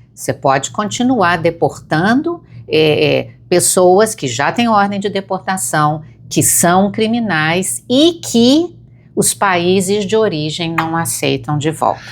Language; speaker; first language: Portuguese; native; Portuguese